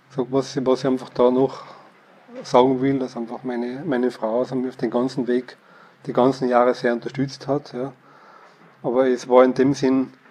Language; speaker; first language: German; native; German